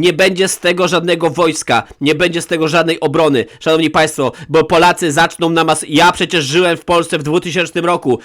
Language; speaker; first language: Polish; native; Polish